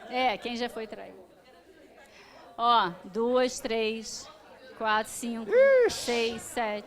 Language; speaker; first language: Portuguese; native; Portuguese